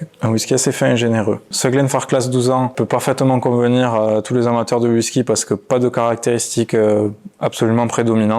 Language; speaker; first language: French; native; French